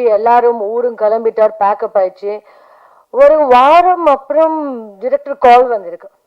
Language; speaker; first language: Tamil; non-native, learner; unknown